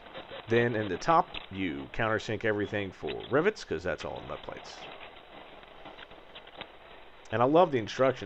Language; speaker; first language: English; native; English